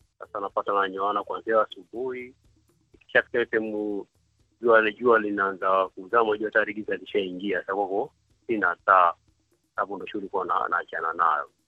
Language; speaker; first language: Swahili; native; Swahili